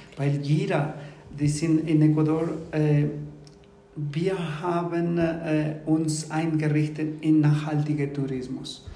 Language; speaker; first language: German; non-native, fluent; Spanish